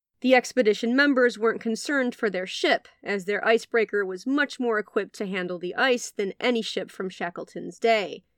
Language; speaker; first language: English; native; English